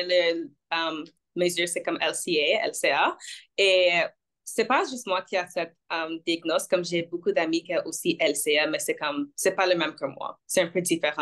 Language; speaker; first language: French; non-native, local second language; English